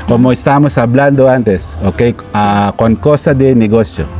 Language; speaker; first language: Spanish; non-native, learner; Filipino